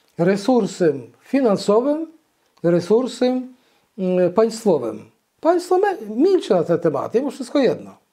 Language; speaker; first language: Polish; early bilingual, heritage; Polish